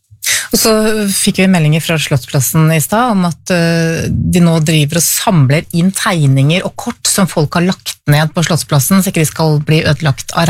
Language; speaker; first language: Norwegian; native; Norwegian